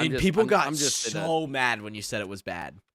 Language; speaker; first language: English; native; English